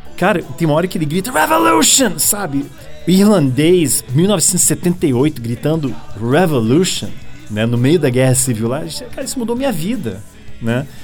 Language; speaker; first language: Portuguese; early bilingual, other home language; English